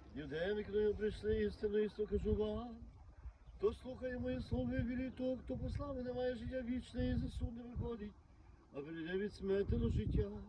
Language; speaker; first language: Ukrainian; native; Ukrainian